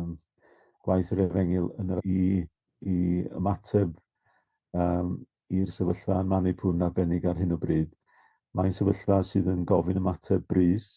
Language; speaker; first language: Welsh; native; Welsh